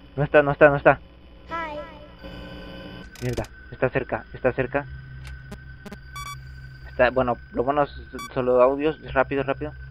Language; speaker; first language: Spanish; native; Spanish